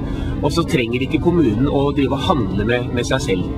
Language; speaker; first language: Norwegian; native; Norwegian